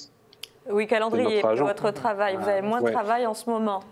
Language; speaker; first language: French; native; French